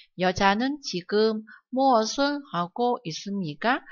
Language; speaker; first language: Korean; non-native, fluent; Vietnamese